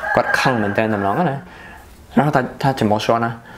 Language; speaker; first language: Chinese; non-native, fluent; Khmer